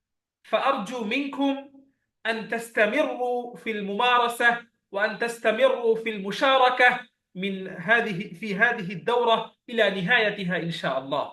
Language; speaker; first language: Arabic; non-native, fluent; Bangla